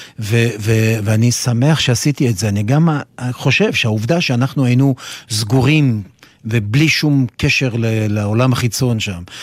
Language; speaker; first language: Hebrew; non-native, fluent; French